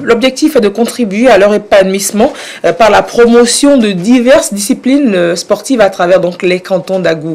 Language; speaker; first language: French; native; French